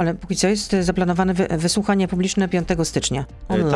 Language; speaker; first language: Polish; native; Polish